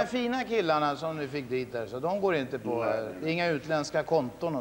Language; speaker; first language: Swedish; native; Swedish